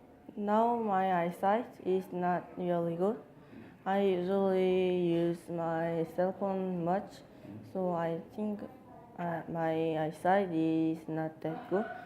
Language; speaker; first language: English; non-native, learner; Korean